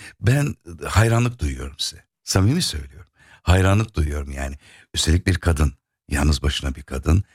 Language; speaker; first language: Turkish; native; Turkish